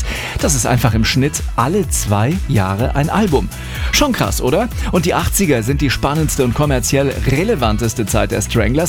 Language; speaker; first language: German; native; German